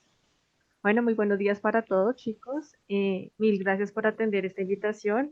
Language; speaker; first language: Spanish; native; Spanish